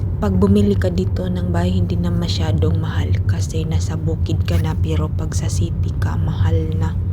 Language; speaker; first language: Filipino; non-native, local second language; Hiligaynon